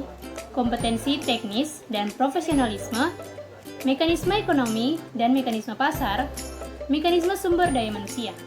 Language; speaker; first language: Indonesian; native; Indonesian